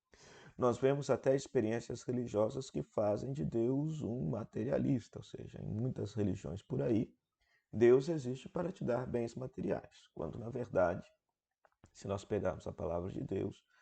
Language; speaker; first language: Portuguese; native; Portuguese